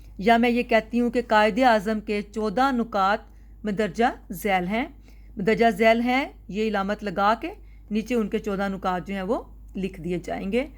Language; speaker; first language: Urdu; non-native, local second language; Punjabi